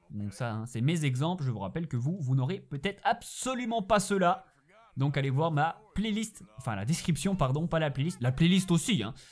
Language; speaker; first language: French; native; French